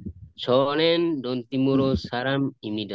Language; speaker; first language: Korean; non-native, learner; Tetum